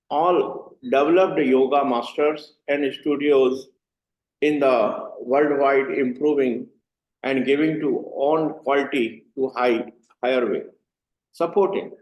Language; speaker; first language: English; non-native, learner; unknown